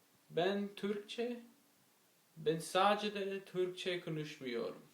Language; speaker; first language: Turkish; non-native, learner; English